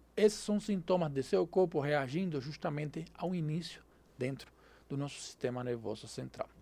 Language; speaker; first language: Portuguese; non-native, fluent; Spanish